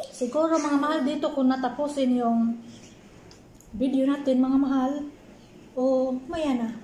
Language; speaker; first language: Filipino; non-native, local second language; Cebuano